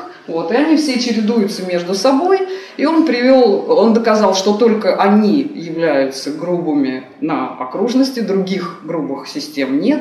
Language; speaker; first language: Russian; native; Russian